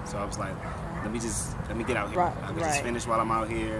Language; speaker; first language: English; native; English